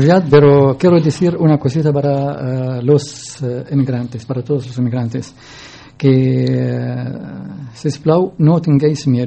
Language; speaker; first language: Spanish; non-native, learner; Arabic